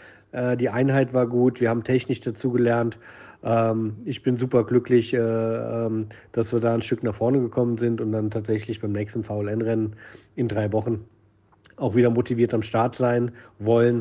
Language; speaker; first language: German; native; German